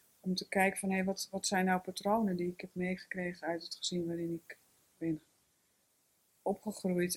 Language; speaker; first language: Dutch; native; Dutch